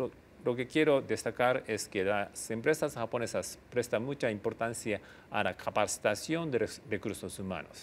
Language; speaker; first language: Spanish; non-native, fluent; Japanese